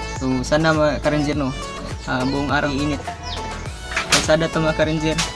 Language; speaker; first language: Filipino; non-native, local second language; Cebuano